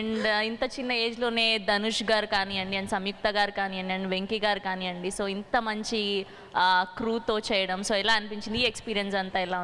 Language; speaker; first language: Telugu; native; Telugu